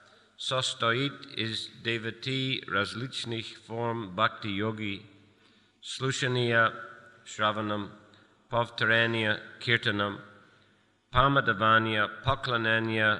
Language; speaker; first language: Russian; non-native, fluent; English